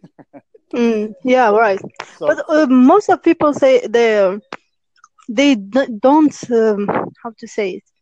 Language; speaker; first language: English; non-native, learner; Arabic